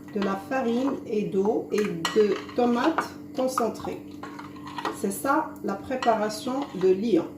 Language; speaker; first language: French; non-native, local second language; Arabic